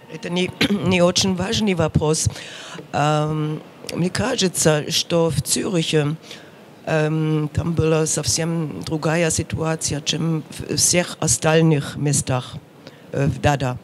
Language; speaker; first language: Russian; non-native, fluent; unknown